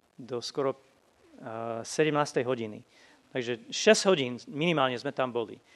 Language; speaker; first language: Slovak; non-native, fluent; English